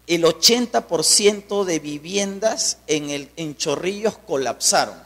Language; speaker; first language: Spanish; native; Spanish